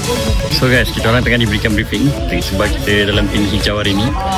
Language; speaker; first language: Malay; native; Malay